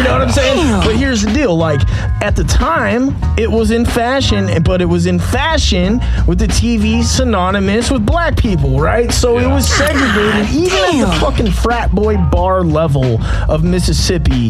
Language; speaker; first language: English; native; English